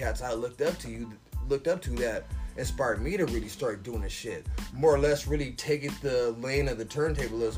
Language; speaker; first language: English; native; English